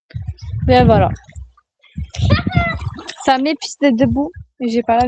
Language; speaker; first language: French; native; French